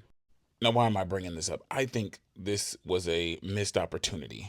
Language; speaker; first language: English; native; English